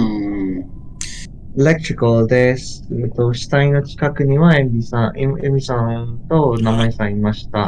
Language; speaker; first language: Japanese; non-native, learner; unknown